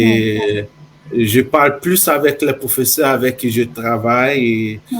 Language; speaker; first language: French; non-native, fluent; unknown